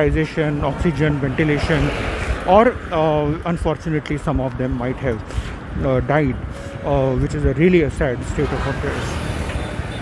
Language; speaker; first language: English; non-native, local second language; Hindi